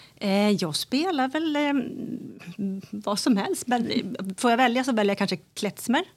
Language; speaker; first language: Swedish; native; Swedish